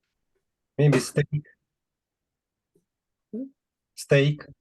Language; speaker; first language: English; non-native, fluent; Uzbek